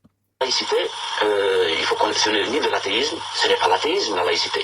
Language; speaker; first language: French; non-native, local second language; Kabyle